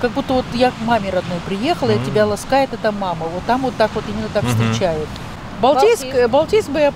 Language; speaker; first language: Russian; native; Russian